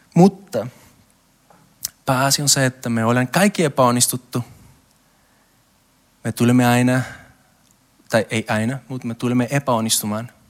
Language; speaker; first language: Finnish; non-native, learner; Spanish